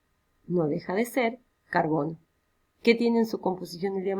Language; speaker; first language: Spanish; native; Spanish